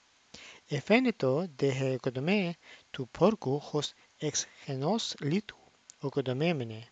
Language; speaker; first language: Greek; non-native, fluent; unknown